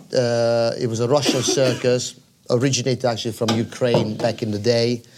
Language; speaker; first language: English; non-native, fluent; Italian